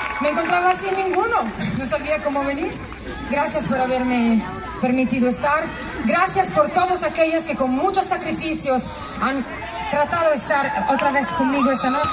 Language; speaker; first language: Spanish; non-native, fluent; Italian